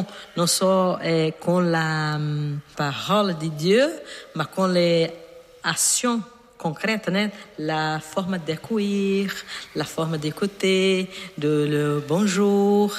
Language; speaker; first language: French; non-native, learner; Portuguese